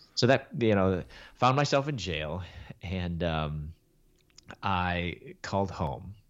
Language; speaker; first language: English; native; English